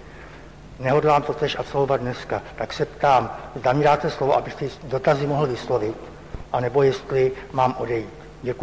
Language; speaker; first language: Czech; native; Czech